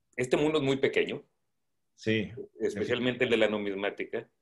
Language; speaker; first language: Spanish; native; Spanish